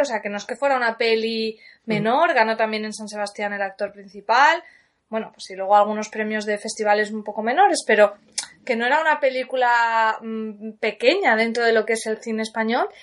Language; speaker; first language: Spanish; native; Spanish